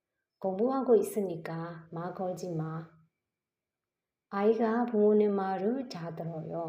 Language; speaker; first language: Korean; non-native, fluent; Burmese